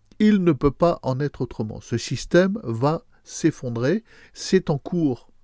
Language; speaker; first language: French; native; French